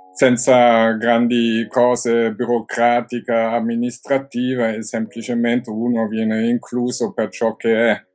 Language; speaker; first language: Italian; non-native, fluent; German